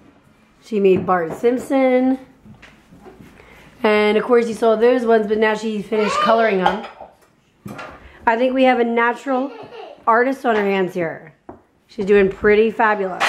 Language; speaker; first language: English; native; English